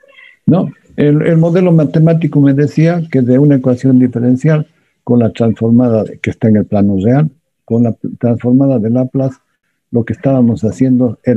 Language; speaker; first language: Spanish; native; Spanish